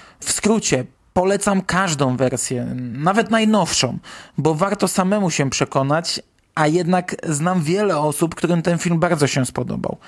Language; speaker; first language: Polish; native; Polish